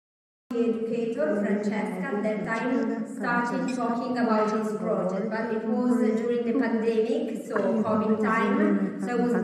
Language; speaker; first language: English; non-native, fluent; Italian